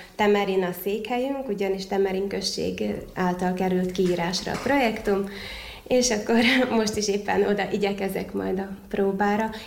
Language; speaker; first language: Hungarian; native; Hungarian